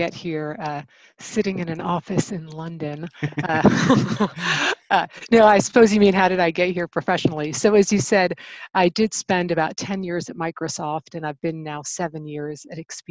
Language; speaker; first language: English; native; English